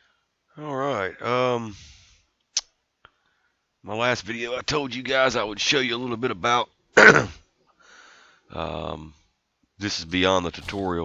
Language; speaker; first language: English; native; English